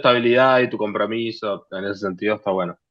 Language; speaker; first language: Spanish; native; Spanish